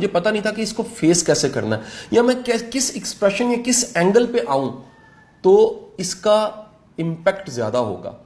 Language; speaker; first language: Urdu; non-native, local second language; Punjabi